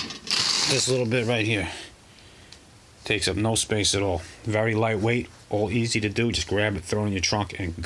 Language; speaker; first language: English; native; English